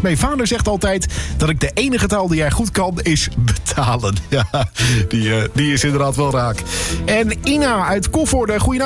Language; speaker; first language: Dutch; native; Dutch